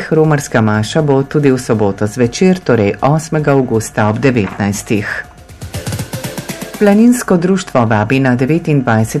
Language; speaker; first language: Slovenian; native; Slovenian